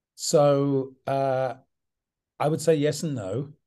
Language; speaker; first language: English; native; English